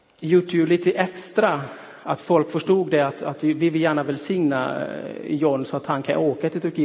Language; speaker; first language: Swedish; non-native, fluent; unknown